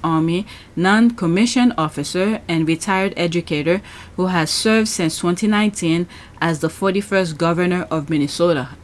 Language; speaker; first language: English; native; English